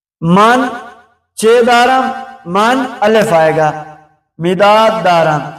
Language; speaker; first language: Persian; non-native, fluent; Urdu